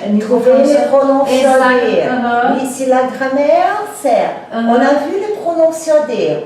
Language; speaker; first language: French; non-native, fluent; Portuguese